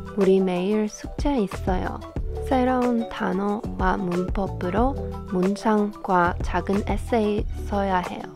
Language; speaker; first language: Korean; non-native, learner; English